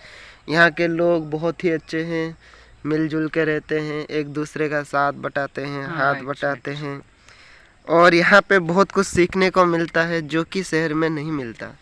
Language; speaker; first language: Hindi; non-native, local second language; Odia